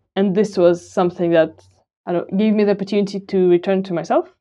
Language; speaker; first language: English; non-native, fluent; Russian